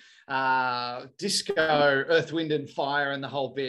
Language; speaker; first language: English; native; English